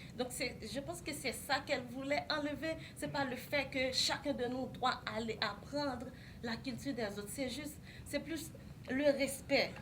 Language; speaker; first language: French; non-native, local second language; Haitian Creole